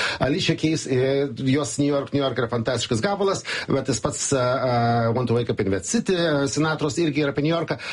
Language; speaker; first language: Lithuanian; native; Lithuanian